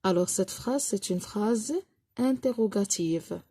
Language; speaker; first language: French; non-native, local second language; Arabic